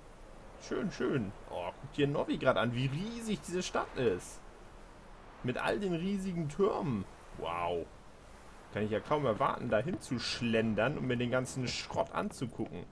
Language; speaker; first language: German; native; German